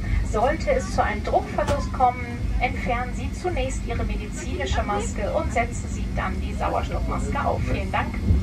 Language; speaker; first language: German; native; German